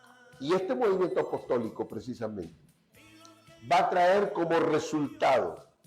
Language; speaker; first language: Spanish; native; Spanish